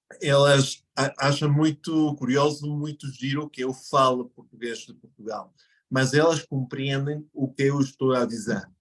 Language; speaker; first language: Portuguese; non-native, fluent; Spanish